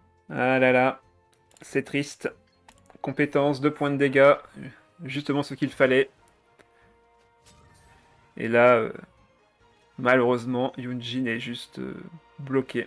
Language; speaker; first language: French; native; French